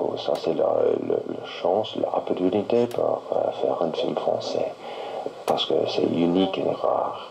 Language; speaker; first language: French; non-native, learner; English